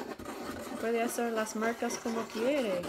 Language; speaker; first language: Spanish; non-native, fluent; English